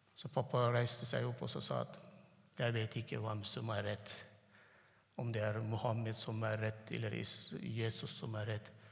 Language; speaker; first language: Norwegian; non-native, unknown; Turkmen